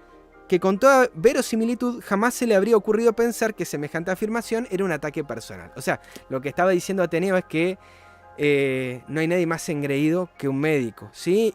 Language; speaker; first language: Spanish; native; Spanish